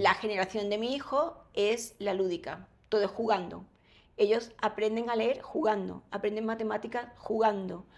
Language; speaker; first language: Spanish; native; Spanish